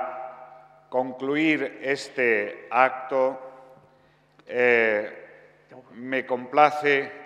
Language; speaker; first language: Spanish; native; Spanish